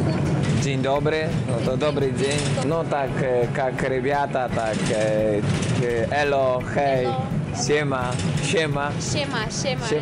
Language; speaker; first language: Russian; non-native, learner; Polish